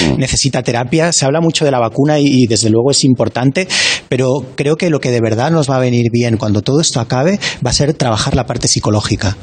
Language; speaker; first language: Spanish; native; Spanish